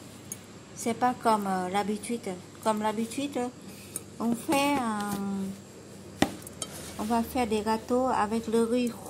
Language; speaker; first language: French; non-native, learner; Vietnamese